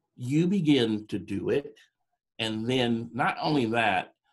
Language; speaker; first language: English; native; English